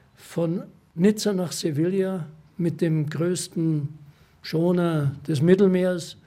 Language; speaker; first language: German; native; German